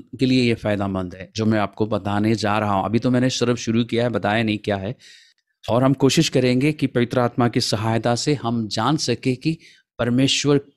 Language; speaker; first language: Hindi; non-native, local second language; Malayalam